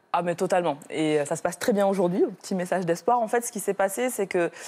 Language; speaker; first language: French; native; French